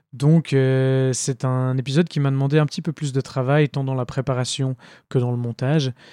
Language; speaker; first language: French; native; French